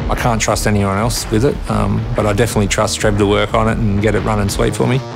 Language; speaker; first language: English; native; English